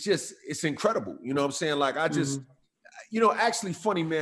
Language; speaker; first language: English; native; English